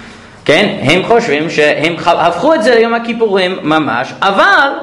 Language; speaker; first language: Hebrew; non-native, fluent; English